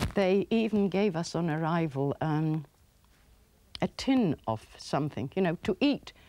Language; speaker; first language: English; early bilingual, other home language; Polish